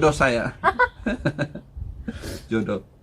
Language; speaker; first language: Indonesian; non-native, learner; Dutch